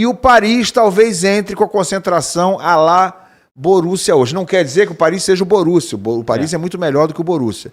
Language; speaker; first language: Portuguese; native; Portuguese